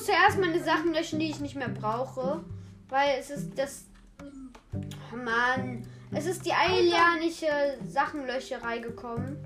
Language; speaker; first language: German; native; German